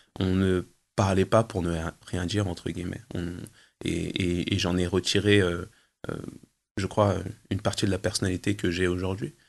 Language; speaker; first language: French; early bilingual, other home language; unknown